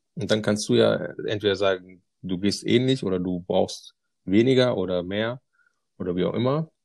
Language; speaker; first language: German; early bilingual, other home language; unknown